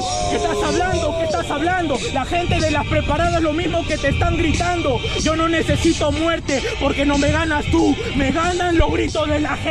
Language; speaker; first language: Spanish; native; Spanish